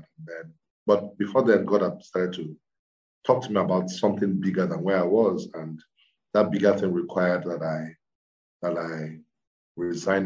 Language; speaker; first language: English; non-native, local second language; Yoruba